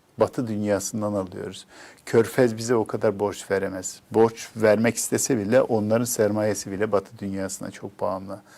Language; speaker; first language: Turkish; native; Turkish